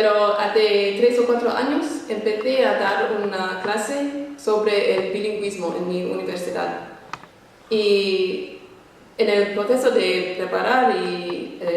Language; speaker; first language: Spanish; non-native, fluent; English